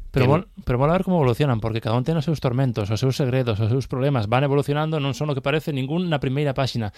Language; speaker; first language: Galician; native; Galician